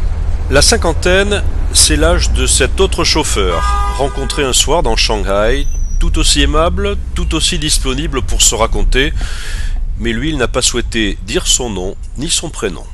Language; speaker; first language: French; native; French